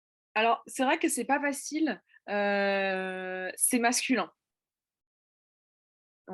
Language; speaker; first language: French; native; French